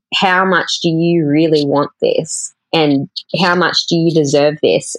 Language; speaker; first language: English; native; English